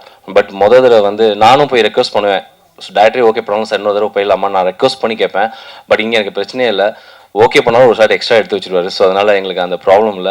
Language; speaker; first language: Tamil; native; Tamil